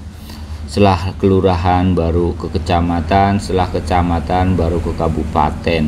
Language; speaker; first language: Indonesian; native; Indonesian